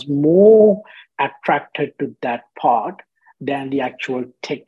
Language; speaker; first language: English; non-native, local second language; Sinhala